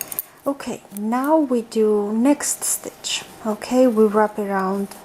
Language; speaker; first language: English; non-native, fluent; Georgian